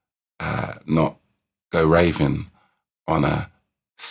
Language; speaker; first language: English; native; English